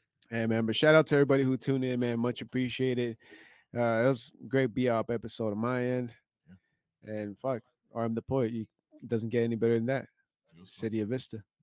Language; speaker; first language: English; early bilingual, other home language; Spanish